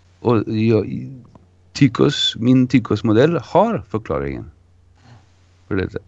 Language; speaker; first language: Swedish; non-native, fluent; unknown